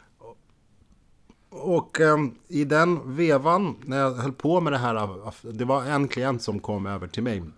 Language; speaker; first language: Swedish; native; Swedish